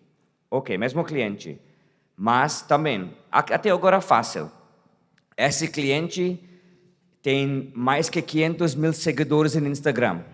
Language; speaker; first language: Portuguese; non-native, fluent; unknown